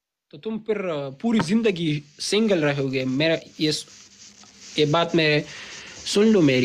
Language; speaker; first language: Urdu; non-native, local second language; Pashto